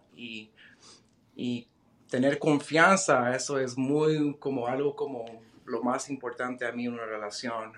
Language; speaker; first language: Spanish; early bilingual, heritage; Spanish